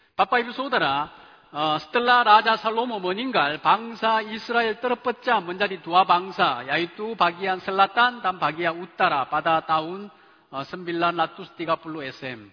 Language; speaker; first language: Indonesian; non-native, fluent; Chinese